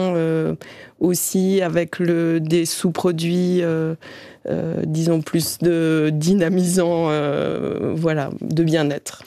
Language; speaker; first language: French; native; French